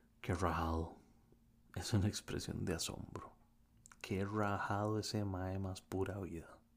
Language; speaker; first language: Spanish; native; Spanish